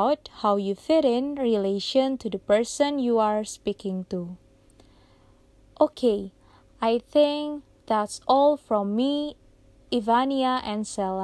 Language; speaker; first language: English; non-native, fluent; Indonesian